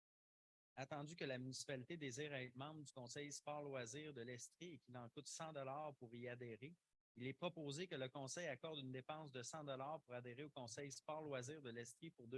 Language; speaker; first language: French; native; French